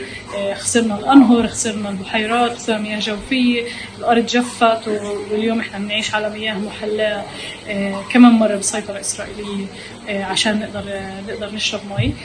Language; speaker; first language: Arabic; native; Arabic